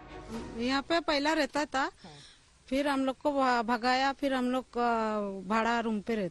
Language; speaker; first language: Hindi; non-native, local second language; Bangla